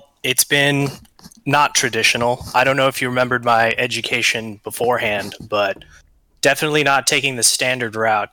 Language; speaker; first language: English; native; English